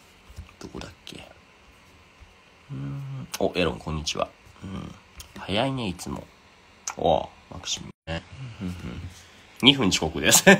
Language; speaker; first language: Japanese; native; Japanese